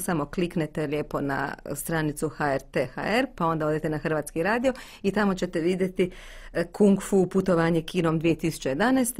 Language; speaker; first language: Bosnian; native; Bosnian